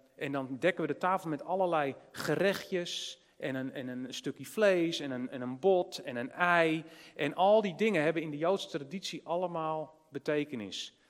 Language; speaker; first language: Dutch; native; Dutch